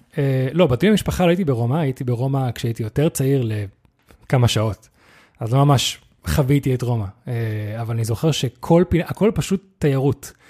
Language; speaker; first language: Hebrew; native; Hebrew